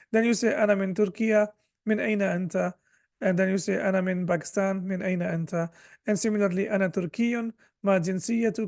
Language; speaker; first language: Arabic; non-native, fluent; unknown